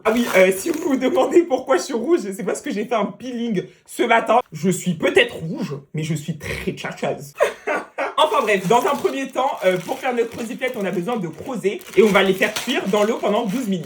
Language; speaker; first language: French; native; French